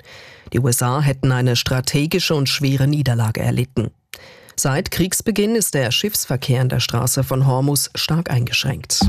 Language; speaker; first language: German; native; German